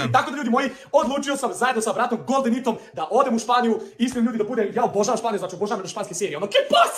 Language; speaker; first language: Croatian; native; Croatian